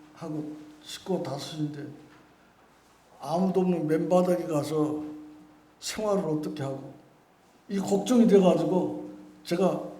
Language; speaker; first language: Korean; native; Korean